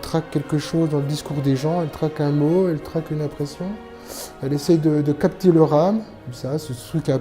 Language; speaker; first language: French; native; French